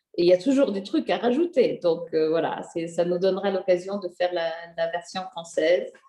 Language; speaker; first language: French; native; French